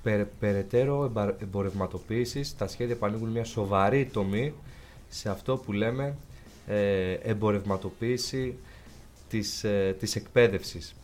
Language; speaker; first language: Greek; native; Greek